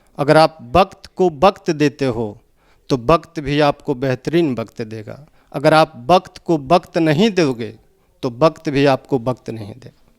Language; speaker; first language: Hindi; native; Hindi